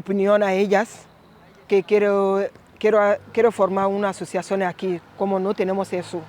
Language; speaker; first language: Spanish; non-native, learner; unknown